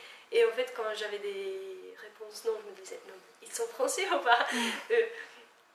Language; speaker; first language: French; non-native, fluent; Albanian